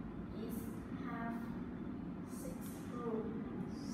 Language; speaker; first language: English; non-native, learner; Vietnamese